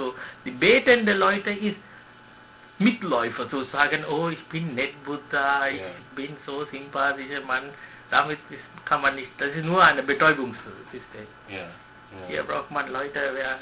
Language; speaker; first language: German; non-native, learner; Sinhala